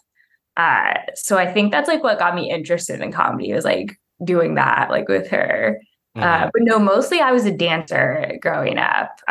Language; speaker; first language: English; native; English